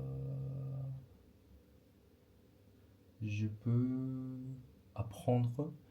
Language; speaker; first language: French; non-native, learner; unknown